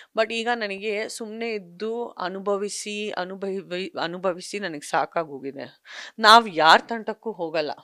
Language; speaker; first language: Kannada; non-native, local second language; Sindhi